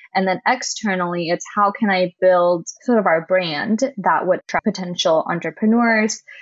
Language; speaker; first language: English; non-native, fluent; German